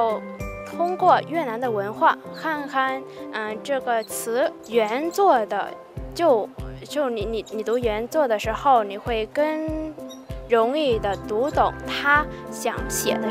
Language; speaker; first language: Chinese; non-native, fluent; Vietnamese